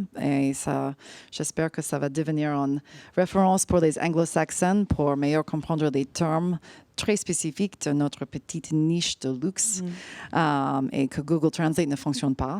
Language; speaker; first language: French; non-native, fluent; English